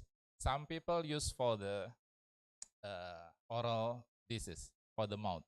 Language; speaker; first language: English; non-native, learner; Indonesian